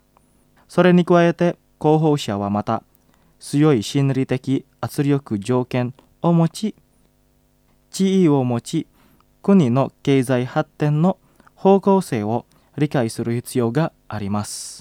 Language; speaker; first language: Japanese; non-native, fluent; Indonesian